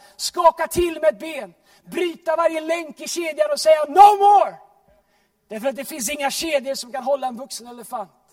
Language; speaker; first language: Swedish; native; Swedish